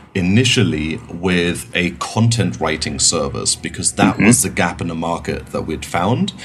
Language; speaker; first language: English; non-native, fluent; German